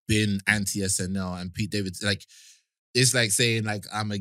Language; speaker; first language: English; native; English